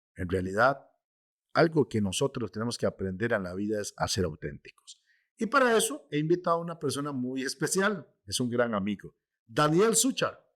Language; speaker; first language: Spanish; native; Spanish